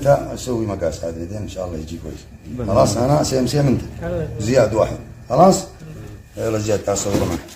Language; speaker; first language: Arabic; non-native, learner; Bangla